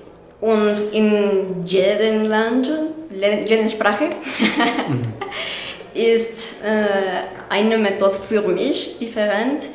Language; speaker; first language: German; non-native, learner; Spanish